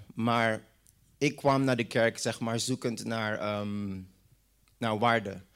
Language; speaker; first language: Dutch; non-native, local second language; English